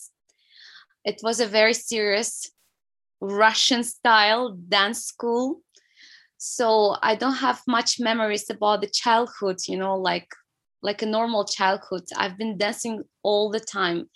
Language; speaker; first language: English; non-native, fluent; Russian